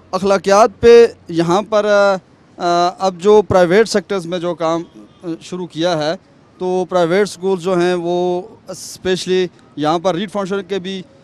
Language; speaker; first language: Urdu; non-native, local second language; Pahari-Potwari